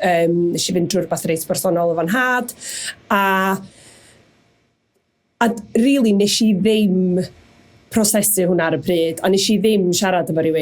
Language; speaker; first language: Welsh; native; Welsh